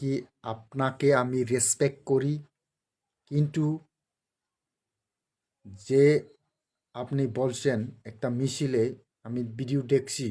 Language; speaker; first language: Bangla; non-native, local second language; Kok Borok